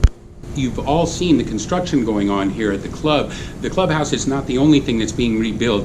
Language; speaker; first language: English; native; English